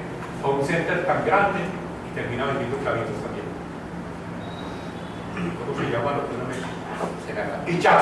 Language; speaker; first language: Spanish; native; Spanish